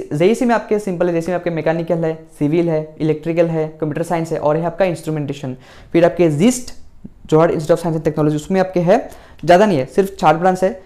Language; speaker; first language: Hindi; non-native, local second language; Assamese